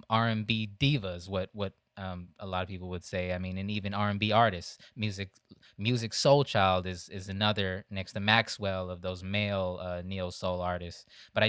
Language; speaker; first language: English; native; English